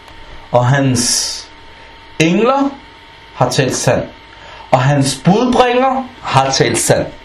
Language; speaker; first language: Danish; non-native, fluent; Arabic